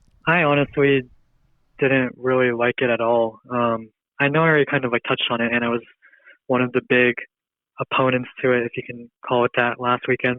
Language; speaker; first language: English; native; English